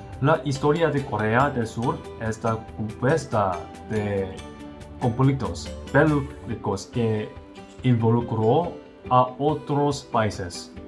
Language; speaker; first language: Spanish; non-native, learner; Korean